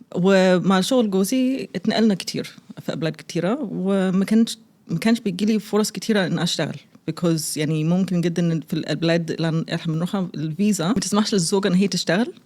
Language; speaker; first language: Egyptian Arabic; early bilingual, heritage; Arabic